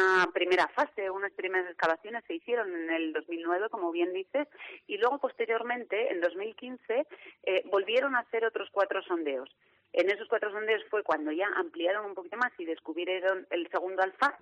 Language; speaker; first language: Spanish; native; Spanish